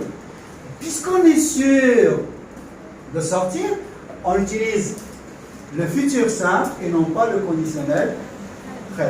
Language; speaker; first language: French; non-native, local second language; Arabic